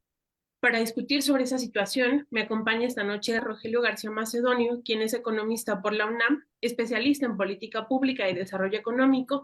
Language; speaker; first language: Spanish; native; Spanish